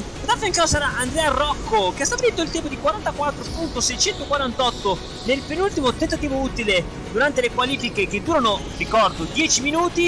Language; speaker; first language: Italian; native; Italian